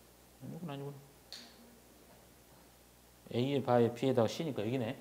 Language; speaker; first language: Korean; native; Korean